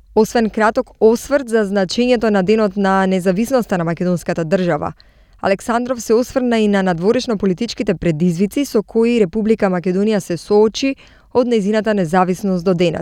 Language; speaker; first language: Macedonian; native; Macedonian